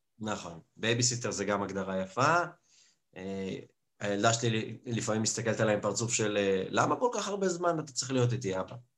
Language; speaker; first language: Hebrew; early bilingual, other home language; Russian